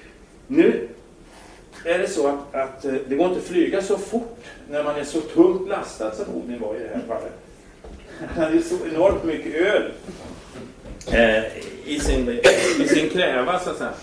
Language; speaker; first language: Swedish; native; Swedish